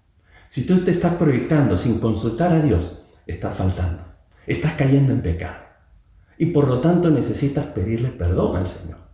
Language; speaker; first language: Spanish; native; Spanish